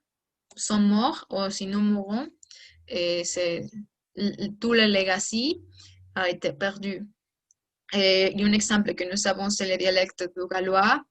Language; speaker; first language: French; non-native, learner; Spanish